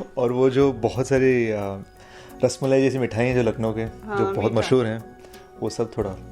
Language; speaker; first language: Hindi; non-native, fluent; Telugu